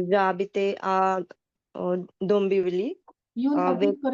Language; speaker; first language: French; non-native, learner; Marathi